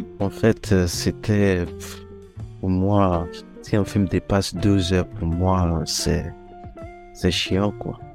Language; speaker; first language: French; non-native, fluent; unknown